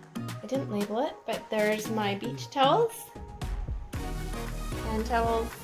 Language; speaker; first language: English; native; English